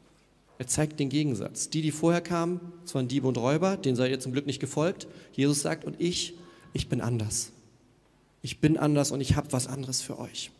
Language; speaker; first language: German; native; German